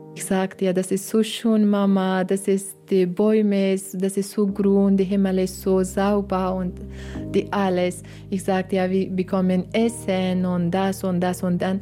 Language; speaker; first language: German; non-native, learner; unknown